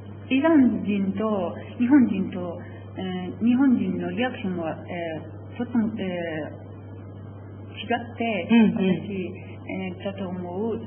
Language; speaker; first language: Japanese; non-native, learner; Persian